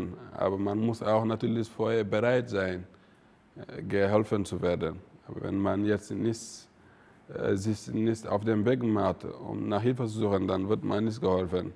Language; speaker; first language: German; non-native, fluent; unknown